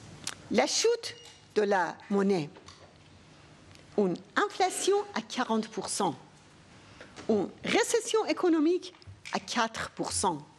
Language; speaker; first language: French; non-native, fluent; Persian